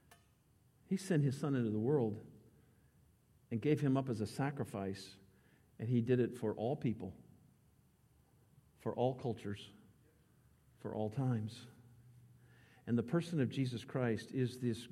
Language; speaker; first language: English; native; English